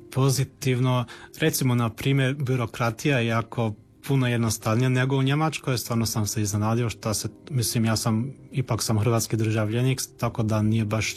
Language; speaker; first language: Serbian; early bilingual, heritage; Croatian